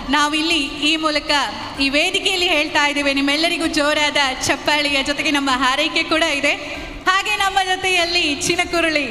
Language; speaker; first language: Kannada; native; Kannada